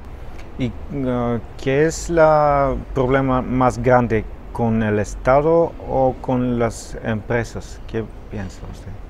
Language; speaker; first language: Spanish; non-native, fluent; Bulgarian